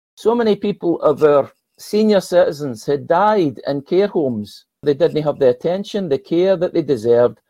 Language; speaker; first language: English; native; English